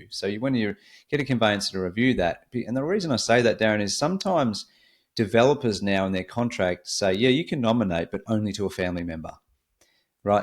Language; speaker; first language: English; native; English